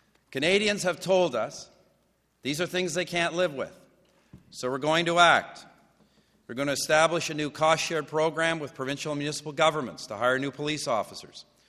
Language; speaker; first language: English; native; English